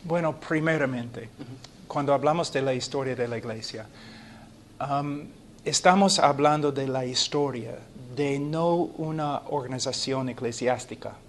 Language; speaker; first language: Spanish; non-native, fluent; English